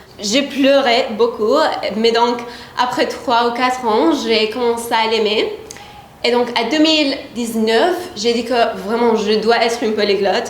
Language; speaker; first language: French; non-native, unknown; Persian